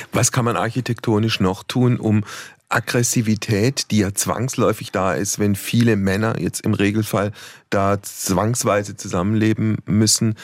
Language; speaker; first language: German; native; German